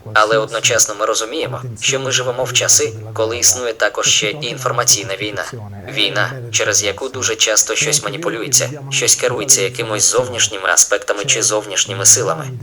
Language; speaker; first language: Ukrainian; non-native, fluent; Italian